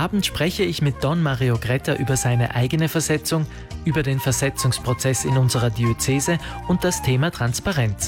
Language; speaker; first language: German; native; German